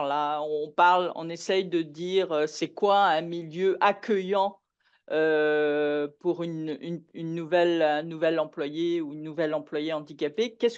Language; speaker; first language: French; native; French